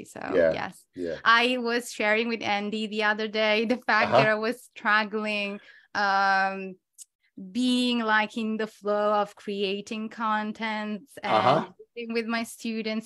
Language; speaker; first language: English; non-native, fluent; Italian